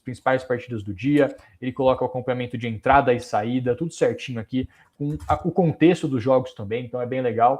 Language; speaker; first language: Portuguese; native; Portuguese